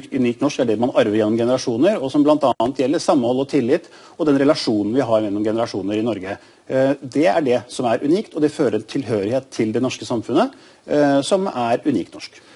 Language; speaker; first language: Norwegian; native; Norwegian